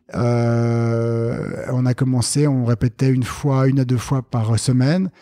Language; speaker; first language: French; native; French